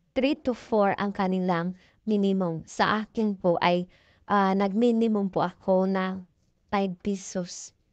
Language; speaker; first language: Filipino; non-native, local second language; Cebuano